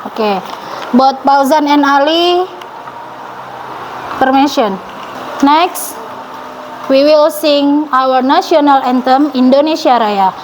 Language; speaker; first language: English; non-native, learner; Indonesian